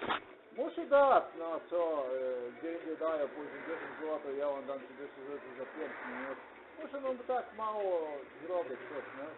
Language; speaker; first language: Polish; non-native, learner; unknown